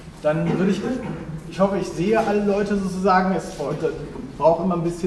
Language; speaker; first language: German; native; German